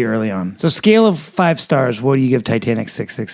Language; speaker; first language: English; native; English